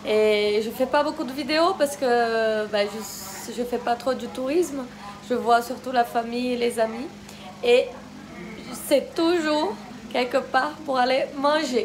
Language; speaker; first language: French; non-native, fluent; Portuguese